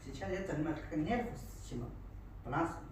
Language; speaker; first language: Russian; non-native, learner; Chinese